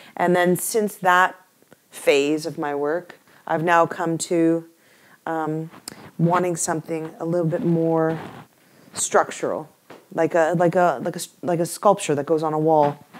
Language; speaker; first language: English; native; English